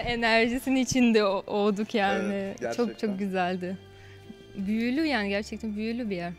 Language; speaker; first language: Turkish; non-native, fluent; Portuguese